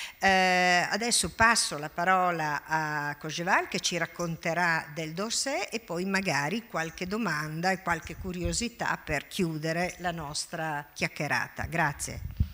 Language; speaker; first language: Italian; native; Italian